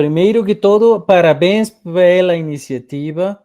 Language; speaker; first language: Portuguese; non-native, fluent; Spanish